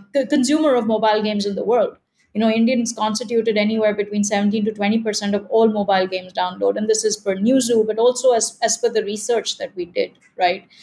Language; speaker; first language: English; non-native, local second language; Hindi